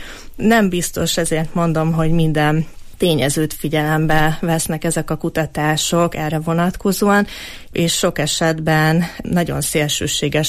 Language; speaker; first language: Hungarian; native; Hungarian